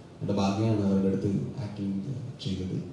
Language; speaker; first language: Malayalam; non-native, learner; Kannada